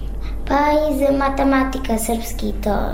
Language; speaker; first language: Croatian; non-native, learner; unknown